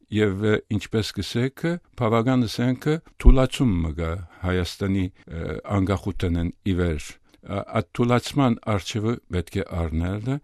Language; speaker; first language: Armenian; early bilingual, heritage; Armenian